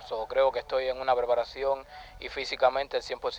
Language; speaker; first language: Spanish; native; Spanish